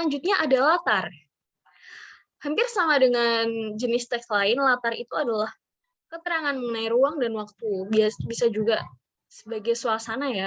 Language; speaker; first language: Indonesian; native; Indonesian